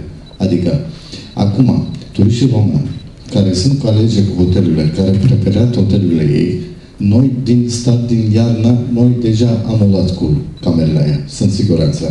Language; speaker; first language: Romanian; non-native, learner; Turkish